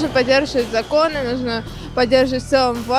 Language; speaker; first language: Russian; native; Russian